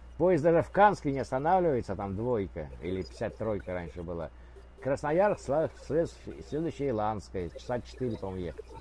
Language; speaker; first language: Russian; native; Russian